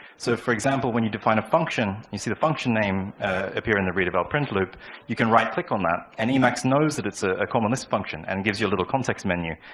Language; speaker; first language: English; native; English